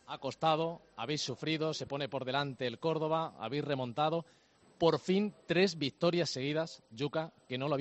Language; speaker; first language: Spanish; native; Spanish